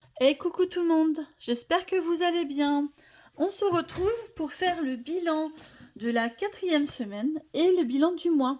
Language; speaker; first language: French; native; French